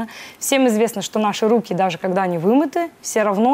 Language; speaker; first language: Russian; native; Russian